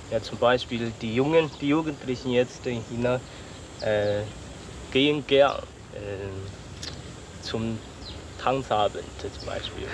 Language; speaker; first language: German; non-native, learner; Chinese